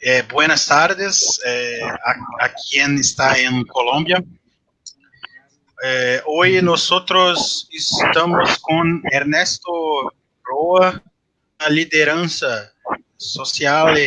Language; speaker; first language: Spanish; non-native, learner; Portuguese